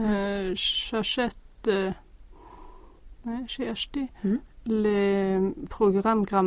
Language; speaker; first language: French; non-native, learner; Swedish